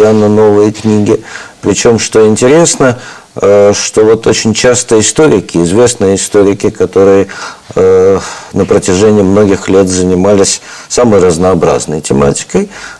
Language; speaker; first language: Russian; native; Russian